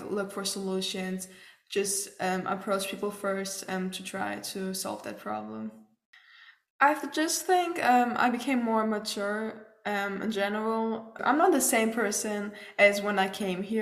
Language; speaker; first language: English; non-native, fluent; German